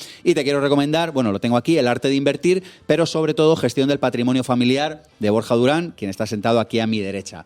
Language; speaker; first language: Spanish; native; Spanish